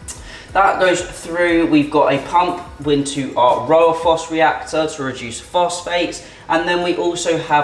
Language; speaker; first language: English; native; English